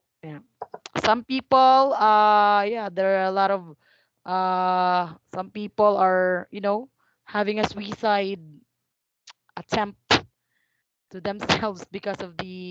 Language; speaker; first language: English; non-native, fluent; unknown